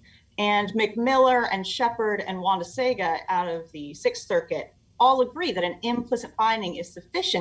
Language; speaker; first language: English; native; English